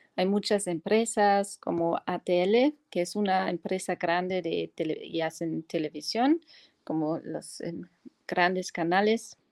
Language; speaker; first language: Spanish; non-native, fluent; German